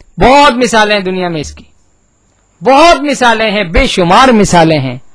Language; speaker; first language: Urdu; native; Urdu